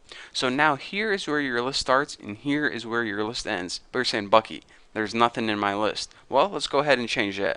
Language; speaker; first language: English; native; English